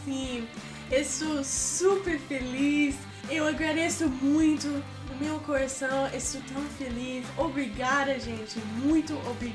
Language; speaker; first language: Portuguese; non-native, fluent; English